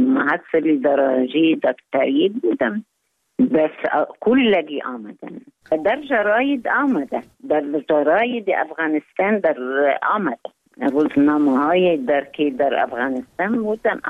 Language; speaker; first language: Persian; non-native, fluent; Arabic